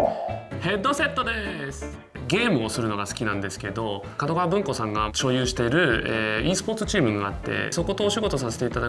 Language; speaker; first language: Japanese; native; Japanese